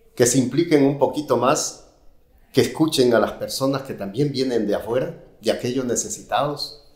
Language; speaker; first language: Spanish; native; Spanish